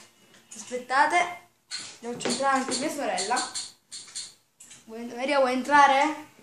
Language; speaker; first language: Italian; native; Italian